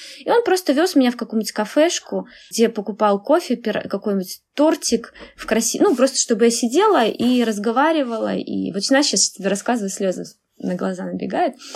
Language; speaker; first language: Russian; native; Russian